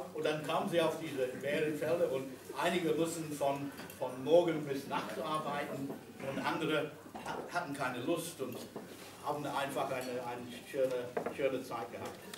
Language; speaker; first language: German; non-native, fluent; English